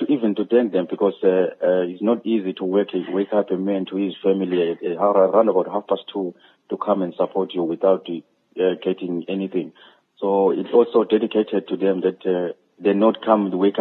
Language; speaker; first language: English; non-native, local second language; Zulu